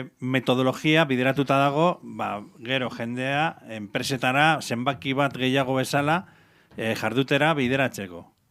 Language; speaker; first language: Basque; non-native, local second language; Spanish